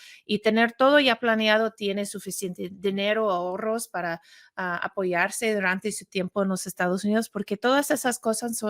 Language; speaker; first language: Spanish; non-native, fluent; English